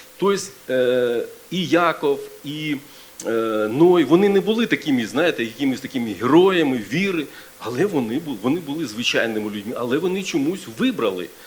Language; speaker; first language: Ukrainian; non-native, local second language; Russian